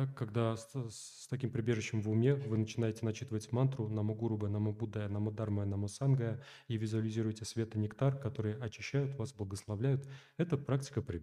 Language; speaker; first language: Russian; native; Russian